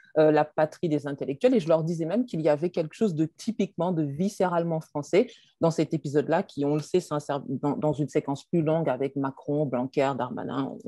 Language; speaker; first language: French; native; French